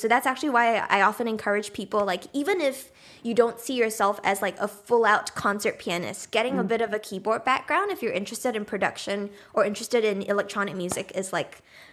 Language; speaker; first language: English; native; English